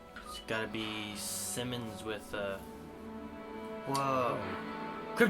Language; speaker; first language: English; native; English